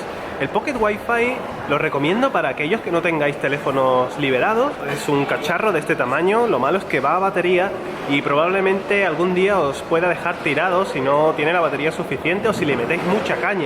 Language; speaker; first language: Spanish; native; Spanish